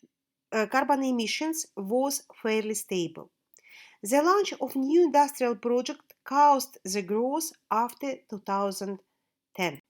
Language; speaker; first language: English; non-native, fluent; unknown